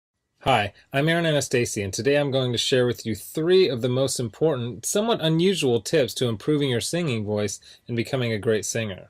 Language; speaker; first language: English; native; English